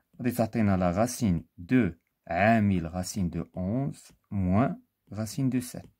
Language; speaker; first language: French; non-native, local second language; Arabic